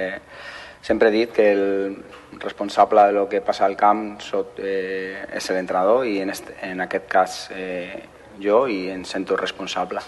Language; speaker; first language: Catalan; non-native, learner; Spanish